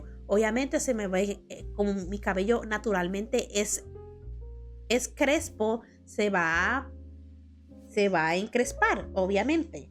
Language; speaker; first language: Spanish; early bilingual, heritage; Spanish